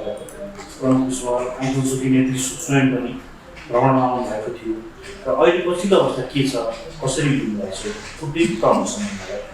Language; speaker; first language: Nepali; native; Nepali